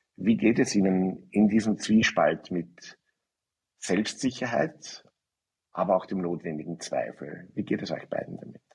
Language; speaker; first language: German; native; German